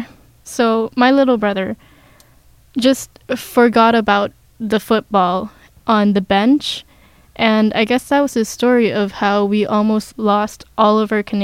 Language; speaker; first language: English; non-native, local second language; Filipino